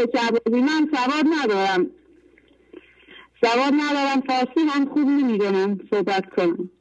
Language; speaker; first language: Persian; non-native, local second language; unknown